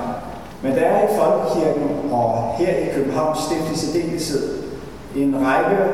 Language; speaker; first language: Danish; native; Danish